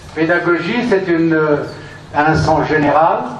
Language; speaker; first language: French; non-native, local second language; Arabic